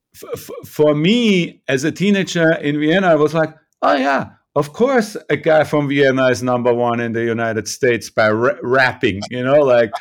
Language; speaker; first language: English; non-native, fluent; German